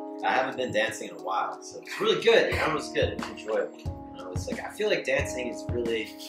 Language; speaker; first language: English; native; English